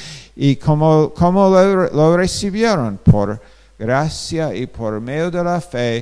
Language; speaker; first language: Spanish; non-native, fluent; English